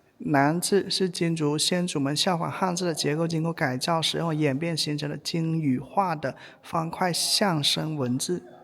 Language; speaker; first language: Chinese; native; Chinese